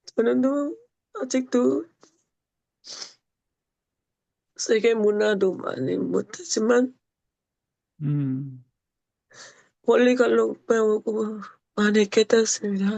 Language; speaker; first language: Korean; non-native, learner; Thai